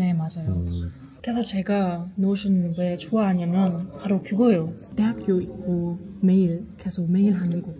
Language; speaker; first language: Korean; non-native, learner; German